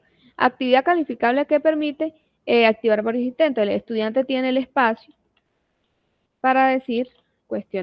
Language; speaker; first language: Spanish; native; Spanish